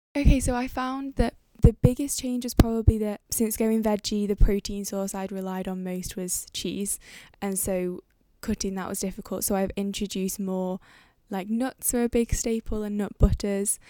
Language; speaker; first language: English; native; English